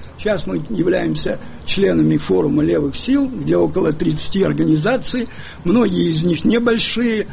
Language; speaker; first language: Russian; native; Russian